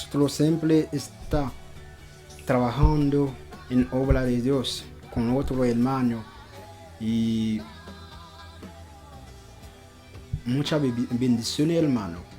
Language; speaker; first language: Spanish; non-native, local second language; Haitian Creole